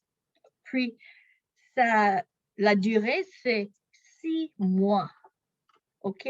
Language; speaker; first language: French; non-native, local second language; English